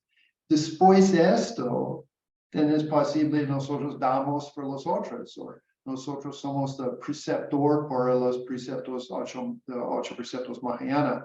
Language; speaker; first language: Spanish; non-native, learner; English